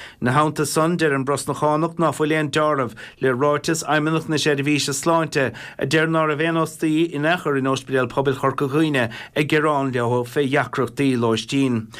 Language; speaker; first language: Irish; native; Irish